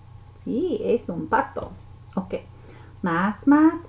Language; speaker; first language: Spanish; non-native, learner; English